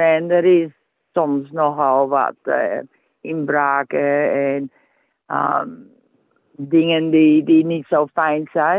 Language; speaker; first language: Dutch; early bilingual, heritage; Dutch